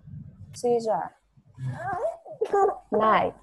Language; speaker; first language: English; non-native, learner; Vietnamese